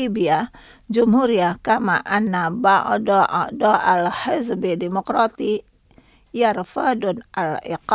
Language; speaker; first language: Arabic; non-native, fluent; Indonesian